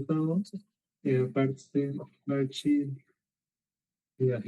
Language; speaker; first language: Portuguese; non-native, learner; Spanish